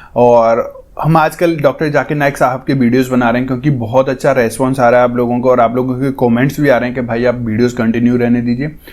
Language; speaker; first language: Hindi; native; Hindi